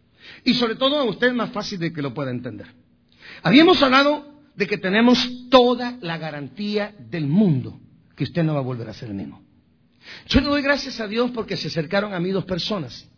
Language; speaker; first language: Spanish; native; Spanish